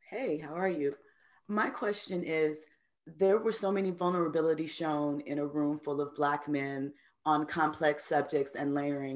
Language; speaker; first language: English; native; English